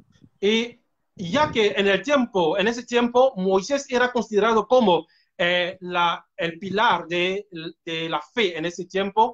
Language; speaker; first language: Spanish; non-native, fluent; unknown